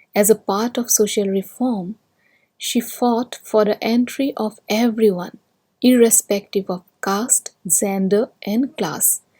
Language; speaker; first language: English; non-native, local second language; Assamese